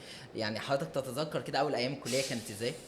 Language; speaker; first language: Arabic; native; Arabic